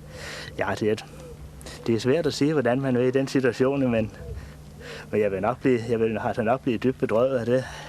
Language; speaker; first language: Danish; native; Danish